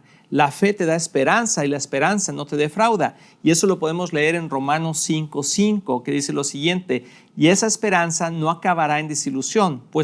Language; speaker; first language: Spanish; native; Spanish